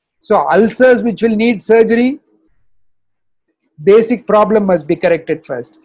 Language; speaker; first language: English; non-native, local second language; Tamil